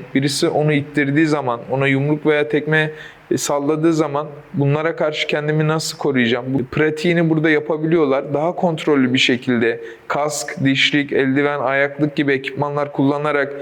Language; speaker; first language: Turkish; native; Turkish